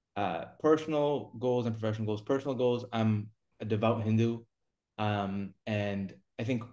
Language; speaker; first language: English; native; English